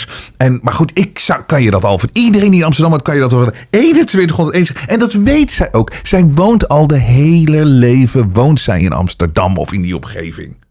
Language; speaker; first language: Dutch; native; Dutch